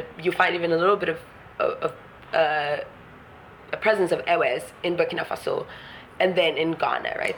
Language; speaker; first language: English; non-native, local second language; Ewe